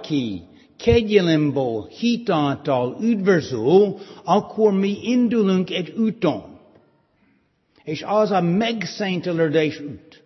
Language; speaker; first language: Hungarian; non-native, fluent; English